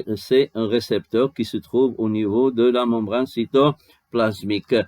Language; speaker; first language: French; non-native, local second language; Arabic